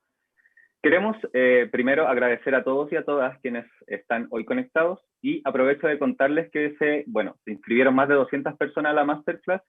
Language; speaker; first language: Spanish; native; Spanish